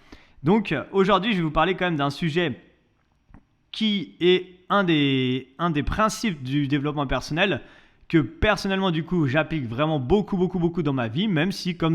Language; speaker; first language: French; native; French